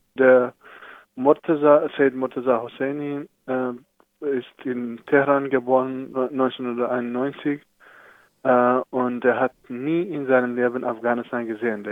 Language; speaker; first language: German; non-native, fluent; Persian